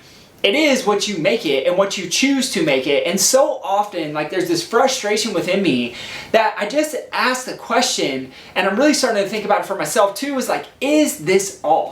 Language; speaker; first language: English; native; English